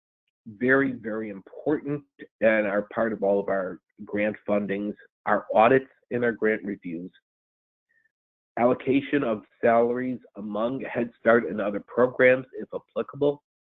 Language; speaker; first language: English; native; English